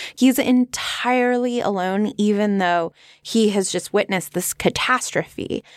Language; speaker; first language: English; native; English